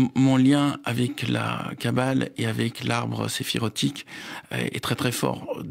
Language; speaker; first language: French; native; French